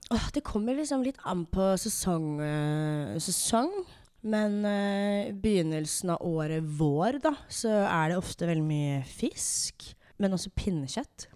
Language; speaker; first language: Norwegian; early bilingual, other home language; English